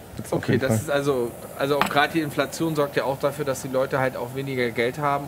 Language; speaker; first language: German; native; German